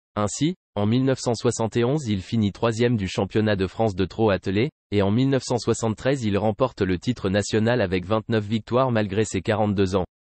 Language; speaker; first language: French; native; French